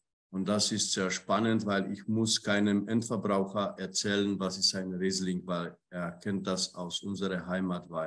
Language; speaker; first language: German; non-native, fluent; Czech